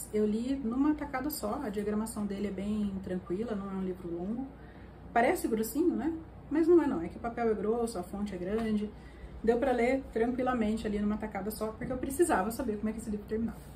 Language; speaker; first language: Portuguese; native; Portuguese